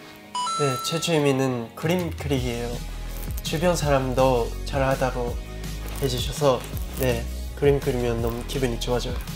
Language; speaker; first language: Korean; non-native, fluent; Japanese